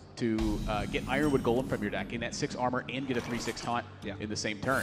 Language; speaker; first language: English; native; English